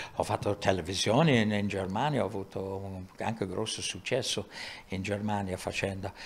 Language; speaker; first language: Italian; non-native, fluent; English